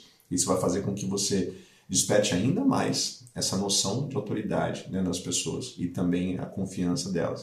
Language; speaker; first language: Portuguese; native; Portuguese